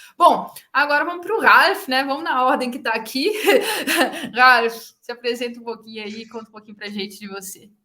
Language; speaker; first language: Portuguese; native; Portuguese